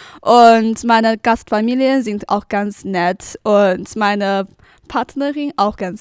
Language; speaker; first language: German; non-native, learner; Chinese